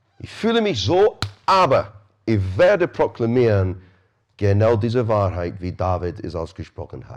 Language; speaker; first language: German; non-native, fluent; English